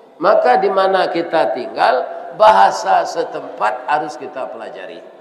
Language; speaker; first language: Malay; non-native, local second language; Minangkabau